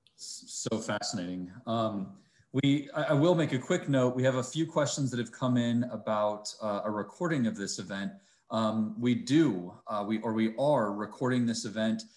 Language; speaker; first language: English; native; English